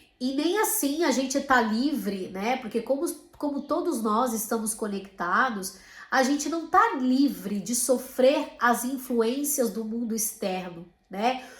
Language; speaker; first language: Portuguese; native; Portuguese